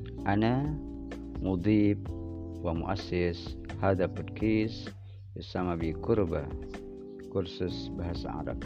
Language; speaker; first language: Arabic; non-native, fluent; Indonesian